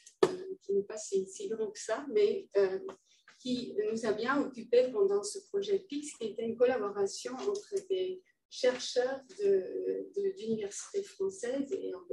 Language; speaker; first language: French; non-native, fluent; Dutch